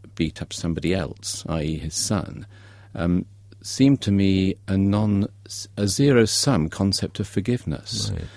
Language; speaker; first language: English; native; English